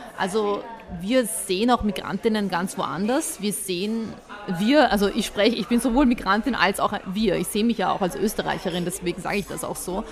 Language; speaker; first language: German; early bilingual, other home language; Bosnian